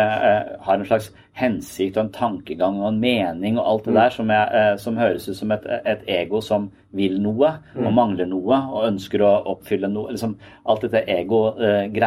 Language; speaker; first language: Norwegian; native; Norwegian